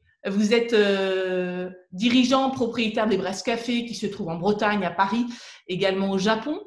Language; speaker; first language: French; native; French